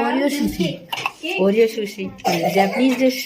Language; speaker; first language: English; non-native, local second language; Hindi